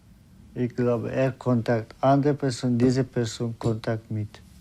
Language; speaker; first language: German; non-native, learner; Turkish